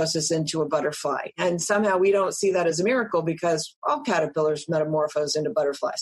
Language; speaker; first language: English; native; English